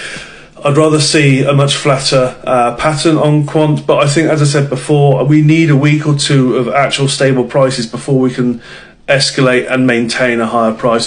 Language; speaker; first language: English; native; English